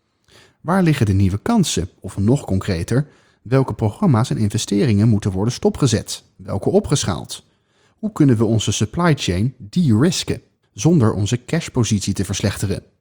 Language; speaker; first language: Dutch; native; Dutch